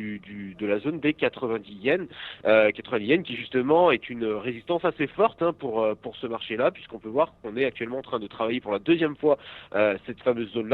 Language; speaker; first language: French; native; French